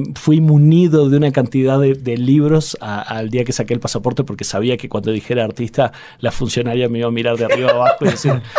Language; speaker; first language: Spanish; native; Spanish